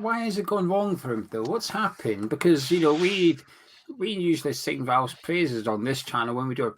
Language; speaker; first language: English; native; English